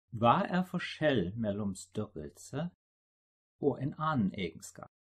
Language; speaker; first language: Norwegian; non-native, fluent; German